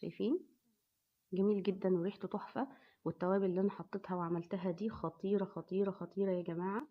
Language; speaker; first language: Arabic; native; Arabic